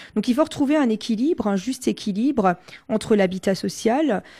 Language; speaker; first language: French; non-native, local second language; Swiss German